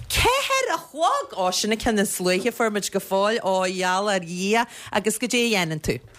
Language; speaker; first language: Irish; native; Irish